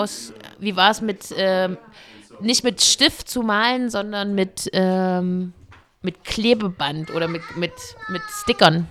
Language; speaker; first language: German; native; German